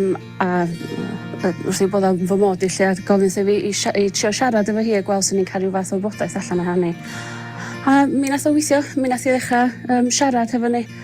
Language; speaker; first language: Welsh; native; Welsh